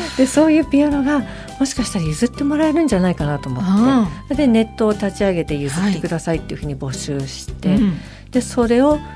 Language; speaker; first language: Japanese; native; Japanese